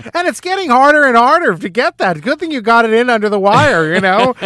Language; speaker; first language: English; native; English